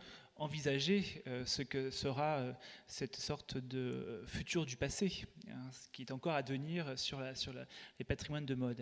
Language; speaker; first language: French; native; French